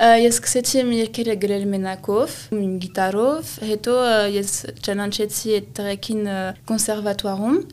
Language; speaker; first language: Armenian; early bilingual, heritage; Armenian